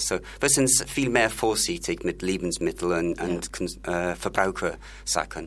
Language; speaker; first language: German; non-native, learner; English